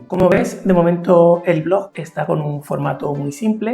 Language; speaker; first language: Spanish; native; Spanish